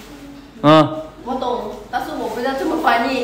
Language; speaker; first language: Chinese; non-native, learner; Lao